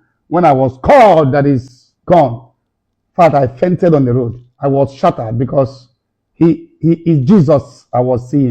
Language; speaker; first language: English; non-native, local second language; Igbo